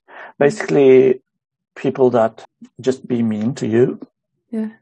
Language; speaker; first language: English; non-native, fluent; Romanian